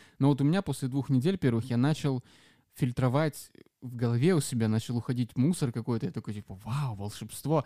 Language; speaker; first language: Russian; native; Russian